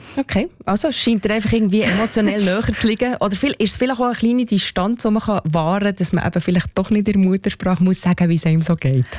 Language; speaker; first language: German; native; German